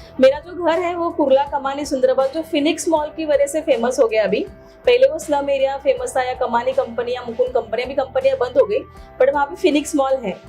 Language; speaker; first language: Hindi; non-native, local second language; Marathi